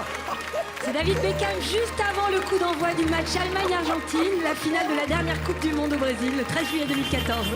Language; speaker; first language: French; native; French